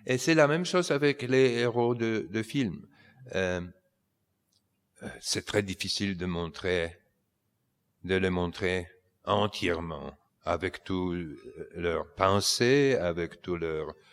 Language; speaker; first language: French; non-native, fluent; Polish